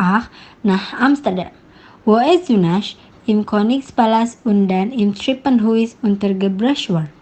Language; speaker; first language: German; non-native, learner; Indonesian